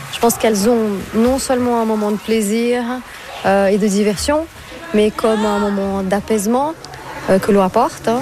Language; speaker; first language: French; non-native, fluent; Portuguese